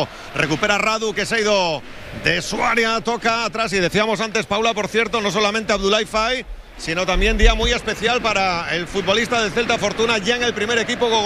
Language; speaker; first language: Spanish; native; Spanish